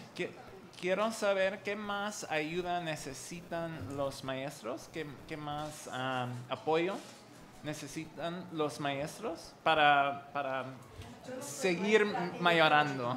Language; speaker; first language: Spanish; non-native, learner; English